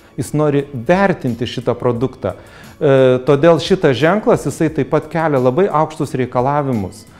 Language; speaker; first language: Lithuanian; native; Lithuanian